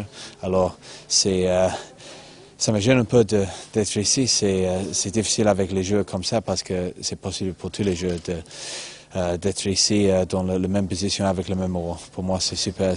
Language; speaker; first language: French; non-native, fluent; English